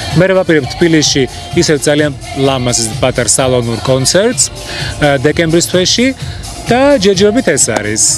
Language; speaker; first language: Georgian; early bilingual, heritage; Georgian